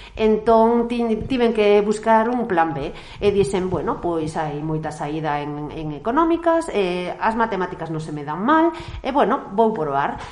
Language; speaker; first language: Galician; non-native, local second language; Spanish